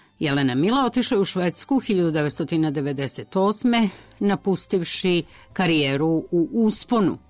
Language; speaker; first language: Serbian; native; Serbian